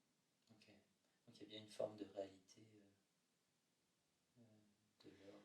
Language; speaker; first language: French; native; French